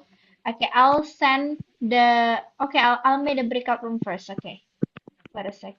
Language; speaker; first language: English; non-native, learner; Indonesian